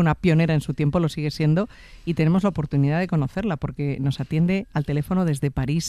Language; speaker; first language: Spanish; native; Spanish